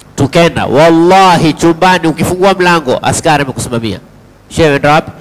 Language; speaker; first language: Swahili; native; Swahili